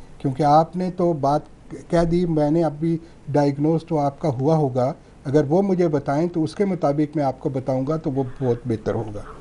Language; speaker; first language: Urdu; non-native, local second language; Punjabi